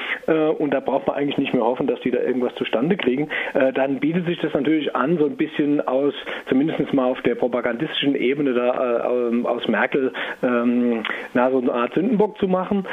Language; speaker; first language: German; native; German